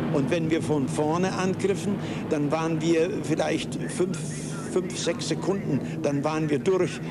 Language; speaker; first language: German; native; German